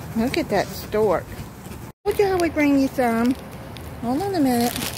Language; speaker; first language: English; native; English